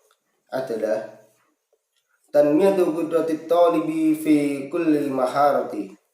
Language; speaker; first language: Arabic; non-native, learner; Indonesian